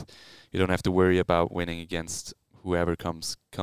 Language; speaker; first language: English; non-native, fluent; Swiss German